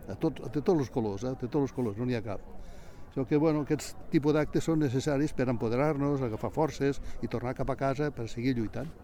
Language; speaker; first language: Catalan; native; Catalan